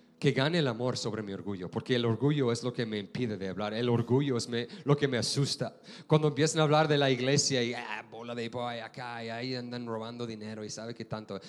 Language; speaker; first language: Spanish; non-native, fluent; English